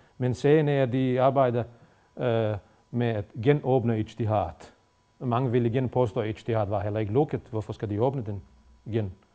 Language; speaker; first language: Danish; non-native, fluent; Bosnian